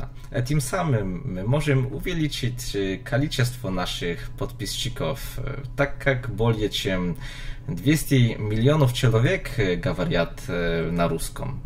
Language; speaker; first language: Russian; non-native, learner; Polish